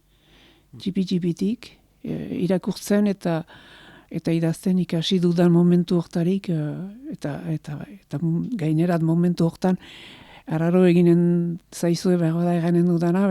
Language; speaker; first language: Basque; native; Basque